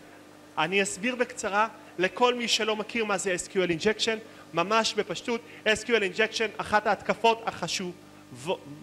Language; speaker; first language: Hebrew; native; Hebrew